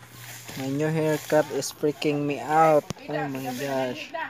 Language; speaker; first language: English; non-native, learner; Cebuano